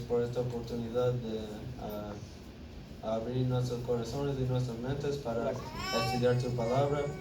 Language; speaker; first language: Spanish; early bilingual, heritage; Spanish